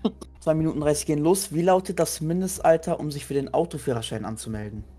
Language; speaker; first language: German; native; German